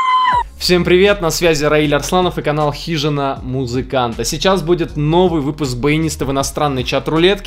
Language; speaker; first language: Russian; native; Russian